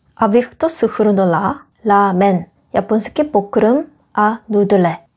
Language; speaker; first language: Czech; non-native, fluent; Korean